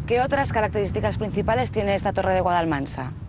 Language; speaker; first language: Spanish; native; Spanish